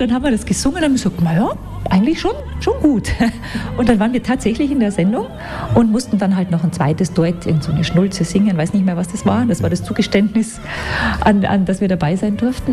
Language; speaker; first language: German; native; German